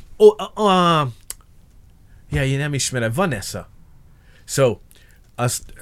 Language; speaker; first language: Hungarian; non-native, learner; English